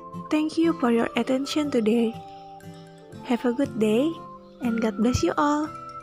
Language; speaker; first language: English; non-native, learner; Indonesian